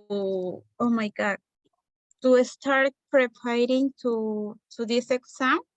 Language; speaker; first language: English; non-native, learner; Spanish